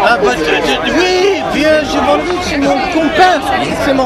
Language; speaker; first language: French; non-native, learner; English